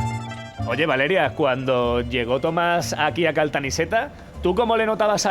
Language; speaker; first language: Spanish; native; Spanish